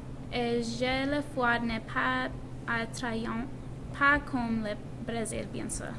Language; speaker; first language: French; non-native, learner; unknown